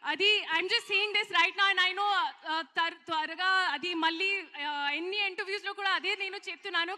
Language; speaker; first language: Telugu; non-native, learner; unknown